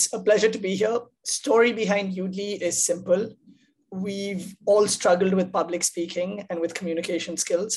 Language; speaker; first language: English; non-native, local second language; Hindi